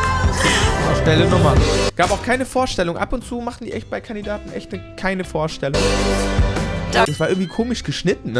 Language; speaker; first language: German; native; German